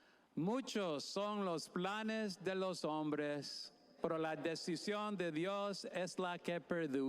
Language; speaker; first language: Spanish; non-native, fluent; English